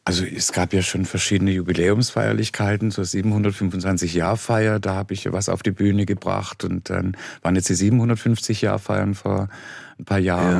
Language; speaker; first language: German; native; German